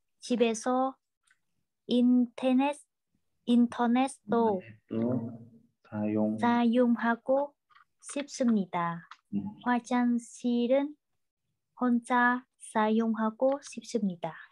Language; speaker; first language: Korean; non-native, learner; Vietnamese